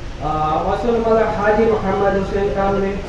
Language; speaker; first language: Arabic; non-native, learner; Urdu